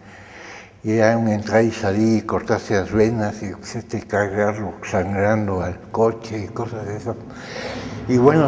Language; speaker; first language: Spanish; early bilingual, other home language; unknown